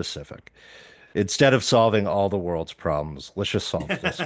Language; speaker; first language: English; native; English